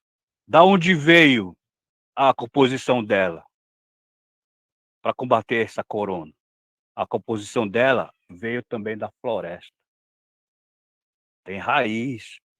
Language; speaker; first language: Portuguese; non-native, local second language; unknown